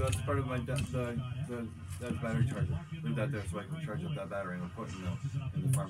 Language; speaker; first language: English; native; English